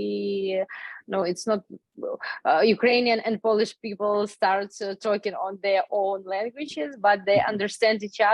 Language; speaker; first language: English; non-native, learner; Ukrainian